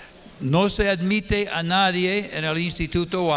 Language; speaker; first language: Spanish; non-native, fluent; English